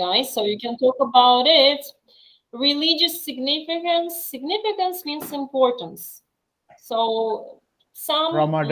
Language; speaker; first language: English; non-native, fluent; Russian